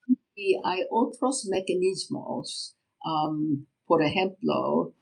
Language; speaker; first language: Spanish; non-native, learner; English